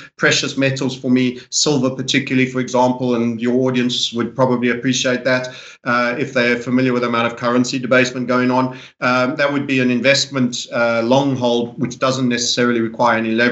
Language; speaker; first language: English; native; English